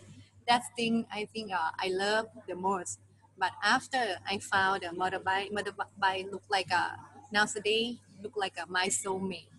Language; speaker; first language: English; non-native, learner; Thai